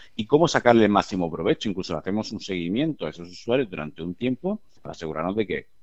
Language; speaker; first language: Spanish; native; Spanish